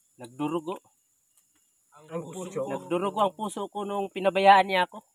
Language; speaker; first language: Filipino; non-native, local second language; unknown